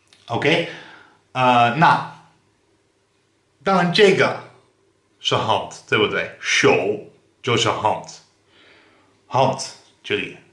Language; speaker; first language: Chinese; non-native, fluent; Dutch